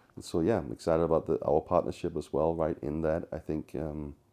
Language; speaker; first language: English; non-native, fluent; Danish